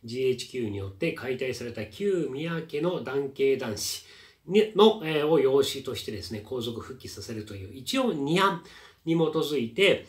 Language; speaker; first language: Japanese; native; Japanese